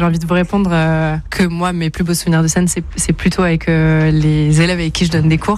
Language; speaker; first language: French; native; French